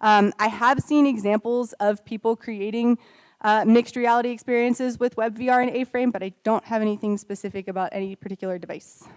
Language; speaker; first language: English; native; English